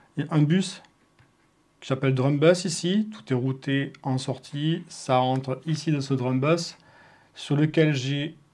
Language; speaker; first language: French; native; French